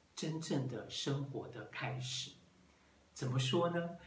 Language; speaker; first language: Chinese; native; Chinese